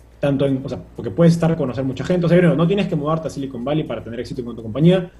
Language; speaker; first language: Spanish; native; Spanish